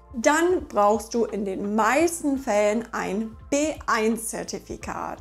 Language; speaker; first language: German; non-native, fluent; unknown